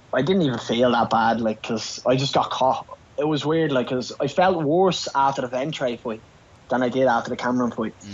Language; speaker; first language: English; native; English